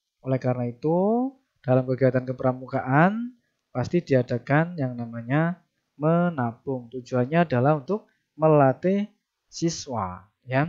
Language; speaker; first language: Indonesian; native; Indonesian